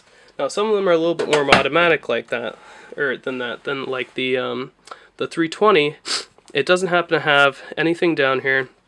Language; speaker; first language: English; native; English